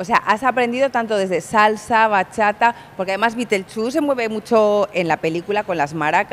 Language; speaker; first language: Spanish; native; Spanish